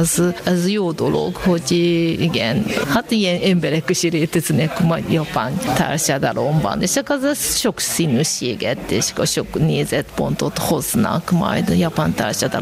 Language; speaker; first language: Hungarian; non-native, fluent; Japanese